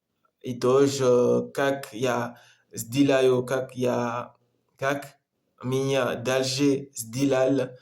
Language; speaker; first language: Russian; non-native, learner; Comorian